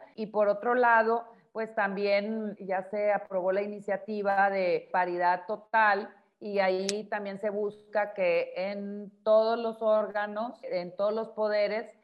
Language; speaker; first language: Spanish; native; Spanish